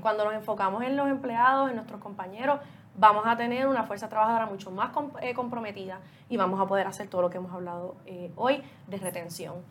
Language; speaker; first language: Spanish; native; Spanish